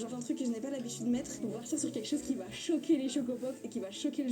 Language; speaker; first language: French; native; French